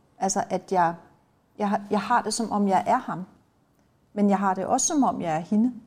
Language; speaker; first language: Danish; native; Danish